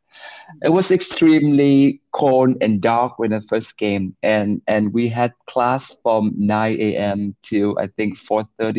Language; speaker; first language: English; non-native, fluent; Vietnamese